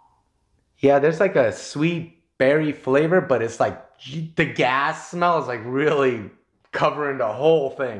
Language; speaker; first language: English; native; English